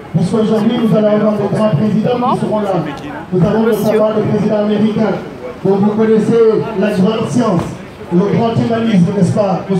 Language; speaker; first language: French; non-native, local second language; Wolof